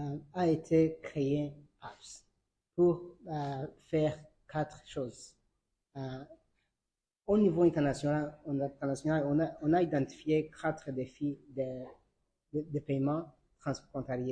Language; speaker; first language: French; non-native, learner; Arabic